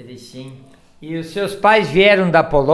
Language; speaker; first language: Portuguese; native; Portuguese